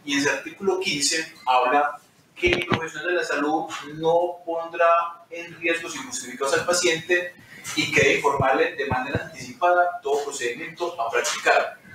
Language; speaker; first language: Spanish; native; Spanish